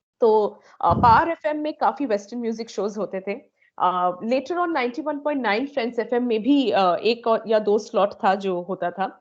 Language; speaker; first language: Hindi; non-native, local second language; Bangla